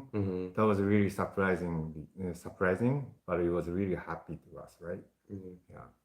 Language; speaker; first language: English; non-native, fluent; Japanese